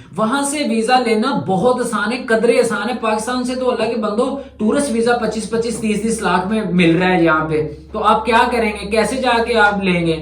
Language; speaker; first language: Urdu; non-native, local second language; Punjabi